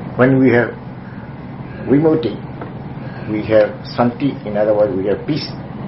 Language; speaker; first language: English; non-native, fluent; Burmese